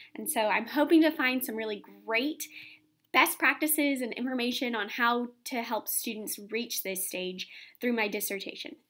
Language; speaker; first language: English; native; English